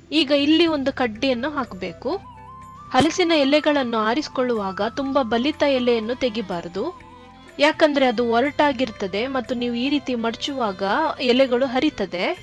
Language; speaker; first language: Kannada; non-native, local second language; Tulu